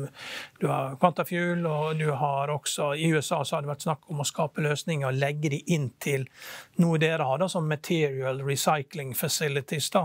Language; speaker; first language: Norwegian; native; Norwegian